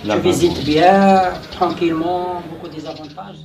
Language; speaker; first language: French; non-native, local second language; Arabic